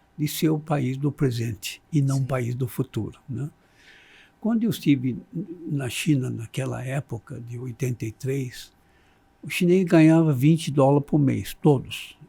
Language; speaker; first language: Portuguese; non-native, fluent; Chinese